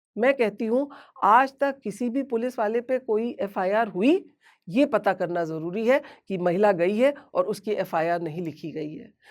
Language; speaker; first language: Hindi; native; Hindi